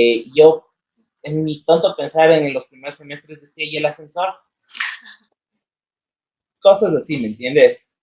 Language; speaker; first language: Spanish; native; Spanish